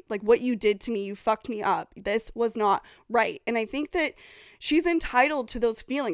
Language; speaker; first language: English; native; English